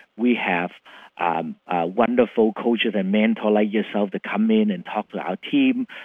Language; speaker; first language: English; non-native, fluent; Vietnamese